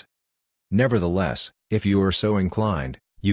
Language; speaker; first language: English; non-native, fluent; Hungarian